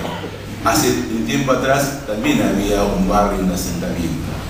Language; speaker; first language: Spanish; native; Spanish